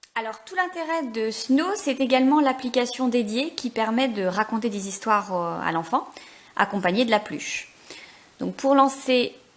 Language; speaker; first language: French; native; French